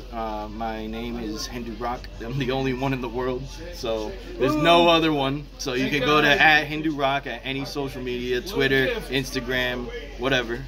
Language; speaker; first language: English; native; English